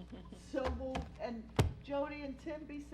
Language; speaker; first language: English; native; English